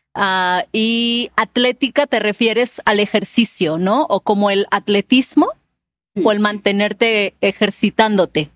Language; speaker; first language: Spanish; native; Spanish